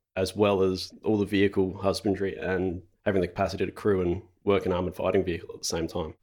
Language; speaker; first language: English; native; English